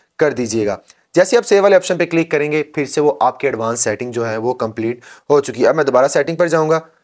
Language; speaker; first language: Urdu; non-native, local second language; Punjabi